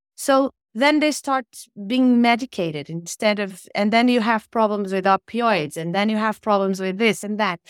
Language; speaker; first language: English; non-native, fluent; Portuguese